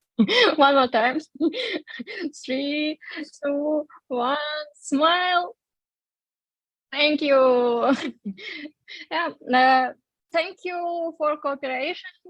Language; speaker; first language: English; non-native, fluent; Russian